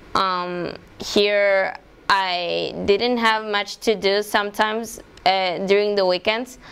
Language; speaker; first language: English; non-native, fluent; Spanish